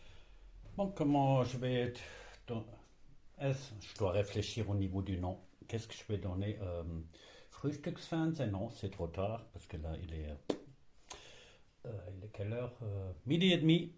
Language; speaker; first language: French; non-native, fluent; German